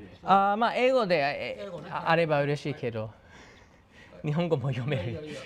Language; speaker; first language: Japanese; non-native, learner; English